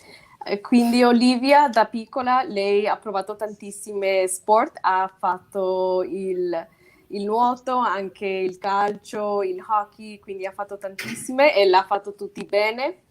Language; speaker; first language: Italian; non-native, fluent; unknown